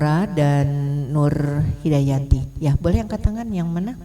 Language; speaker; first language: Indonesian; native; Indonesian